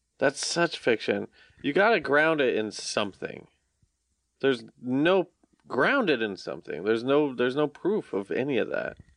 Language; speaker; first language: English; native; English